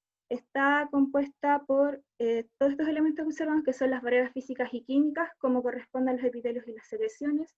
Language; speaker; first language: Spanish; native; Spanish